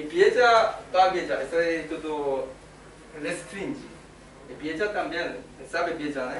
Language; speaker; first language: Spanish; non-native, learner; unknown